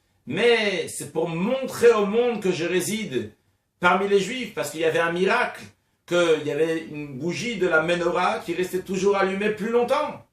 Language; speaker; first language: French; native; French